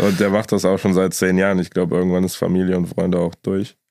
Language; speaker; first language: German; native; German